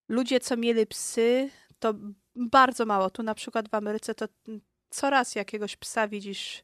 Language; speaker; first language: Polish; early bilingual, heritage; Polish